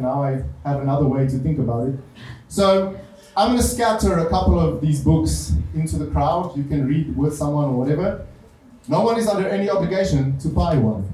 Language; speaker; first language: English; non-native, local second language; Afrikaans